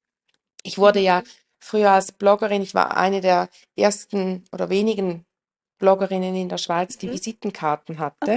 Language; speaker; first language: German; native; German